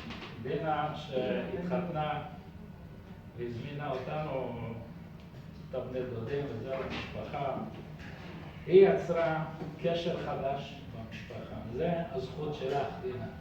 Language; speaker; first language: Hebrew; early bilingual, other home language; Persian